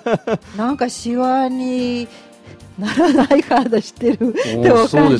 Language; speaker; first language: Japanese; non-native, fluent; Russian